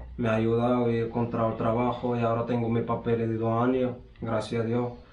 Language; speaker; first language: Spanish; non-native, learner; Arabic